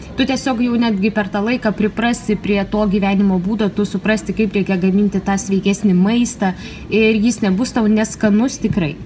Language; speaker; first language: Lithuanian; non-native, local second language; Russian